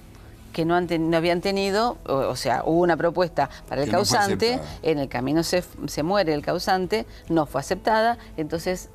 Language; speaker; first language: Spanish; native; Spanish